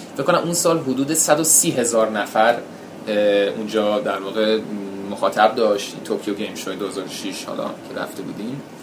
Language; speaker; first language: Persian; early bilingual, heritage; Persian